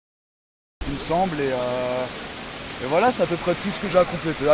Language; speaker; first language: French; native; French